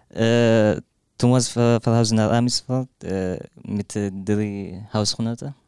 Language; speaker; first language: Dutch; non-native, learner; Tigrinya